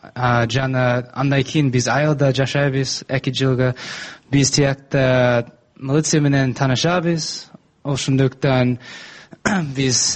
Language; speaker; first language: Kyrgyz; non-native, learner; English